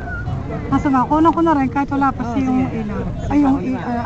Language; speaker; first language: Filipino; native; Filipino